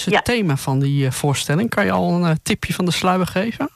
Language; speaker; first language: Dutch; native; Dutch